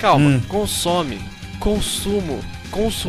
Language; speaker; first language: Portuguese; native; Portuguese